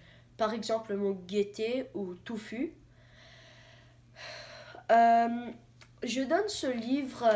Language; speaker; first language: French; non-native, learner; English